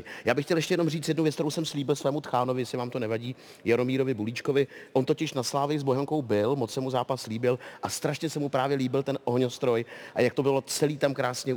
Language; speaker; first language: Czech; native; Czech